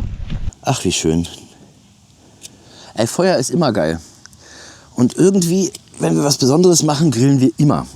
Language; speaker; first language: German; native; German